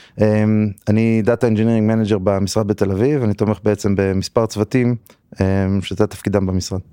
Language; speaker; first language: Hebrew; native; Hebrew